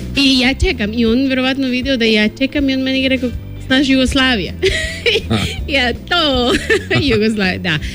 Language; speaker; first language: Serbian; non-native, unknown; Spanish